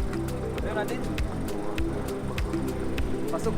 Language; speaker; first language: Indonesian; early bilingual, heritage; Indonesian